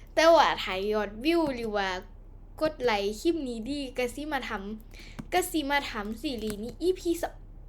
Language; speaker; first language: Thai; native; Thai